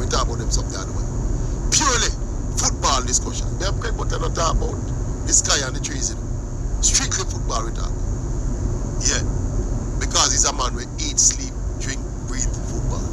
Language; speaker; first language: English; non-native, local second language; Jamaican Creole English